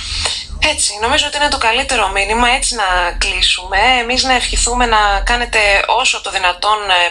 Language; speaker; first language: Greek; native; Greek